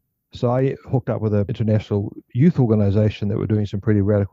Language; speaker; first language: English; native; English